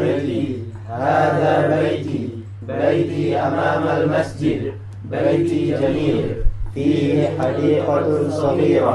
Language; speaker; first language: Arabic; non-native, learner; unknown